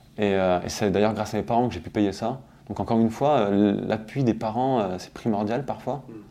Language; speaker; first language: French; native; French